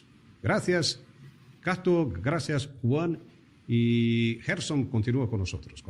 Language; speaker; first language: Spanish; non-native, fluent; Portuguese